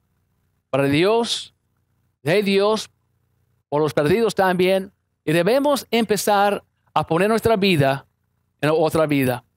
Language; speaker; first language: Spanish; non-native, fluent; English